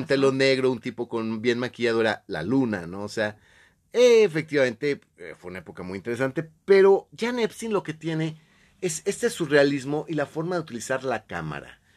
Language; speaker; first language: Spanish; native; Spanish